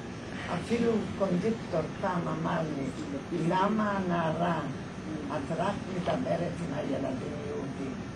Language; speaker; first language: Hebrew; non-native, fluent; Polish